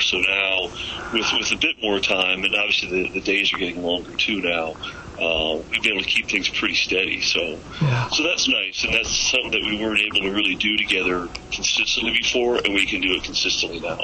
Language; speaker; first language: English; native; English